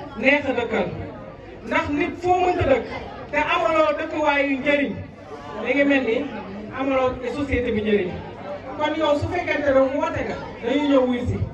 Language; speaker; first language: Wolof; non-native, local second language; Fula